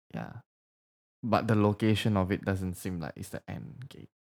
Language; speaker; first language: English; non-native, fluent; Indonesian